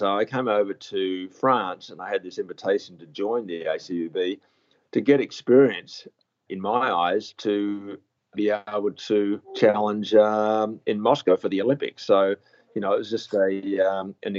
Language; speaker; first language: English; native; English